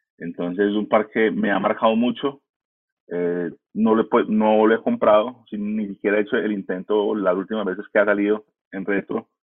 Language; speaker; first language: Spanish; early bilingual, heritage; Spanish